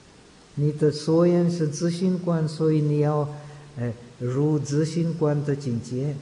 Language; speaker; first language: Chinese; non-native, fluent; Czech